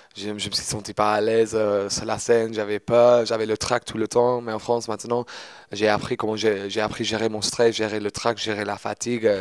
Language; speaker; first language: French; non-native, fluent; English